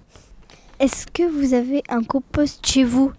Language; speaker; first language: French; native; French